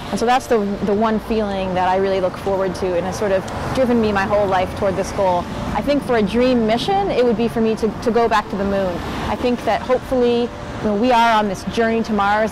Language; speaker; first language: English; early bilingual, other home language; Swedish